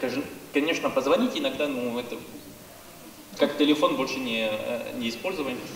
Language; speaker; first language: Russian; non-native, fluent; French